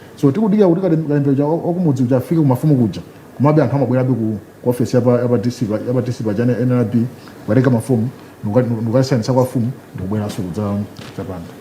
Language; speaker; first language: Nyanja; native; Nyanja